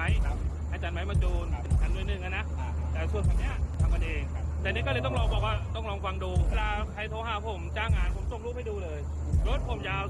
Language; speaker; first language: Thai; native; Thai